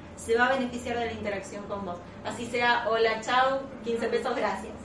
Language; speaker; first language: Spanish; native; Spanish